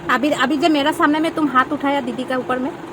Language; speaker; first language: Hindi; non-native, local second language; Bangla